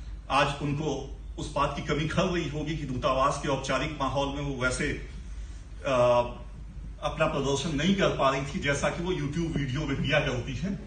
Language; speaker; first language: Hindi; native; Hindi